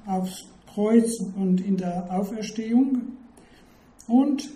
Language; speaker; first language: German; non-native, fluent; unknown